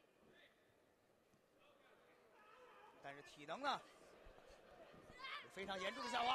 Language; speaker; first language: Chinese; native; Chinese